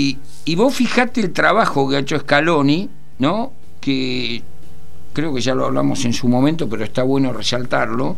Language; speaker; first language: Spanish; native; Spanish